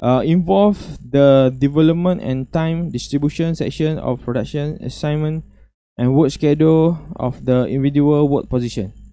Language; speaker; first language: English; non-native, local second language; Malay